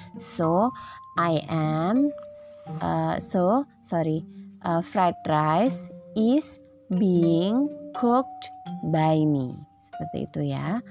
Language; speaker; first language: English; non-native, fluent; Indonesian